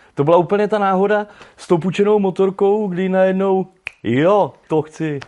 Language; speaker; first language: Czech; native; Czech